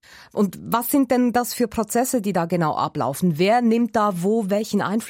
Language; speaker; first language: German; native; German